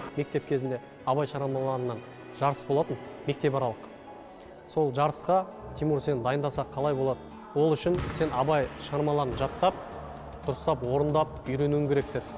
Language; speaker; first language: Kazakh; non-native, local second language; Russian